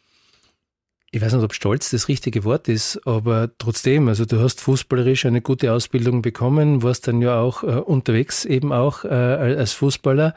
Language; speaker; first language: German; native; German